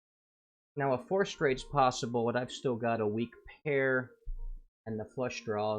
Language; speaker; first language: English; native; English